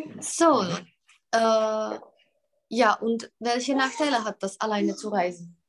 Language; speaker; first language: German; non-native, fluent; Czech